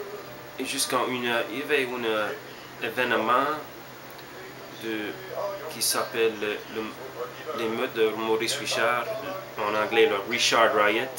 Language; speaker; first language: French; non-native, learner; English